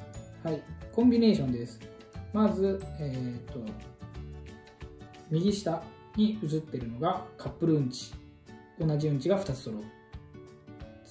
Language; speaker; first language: Japanese; native; Japanese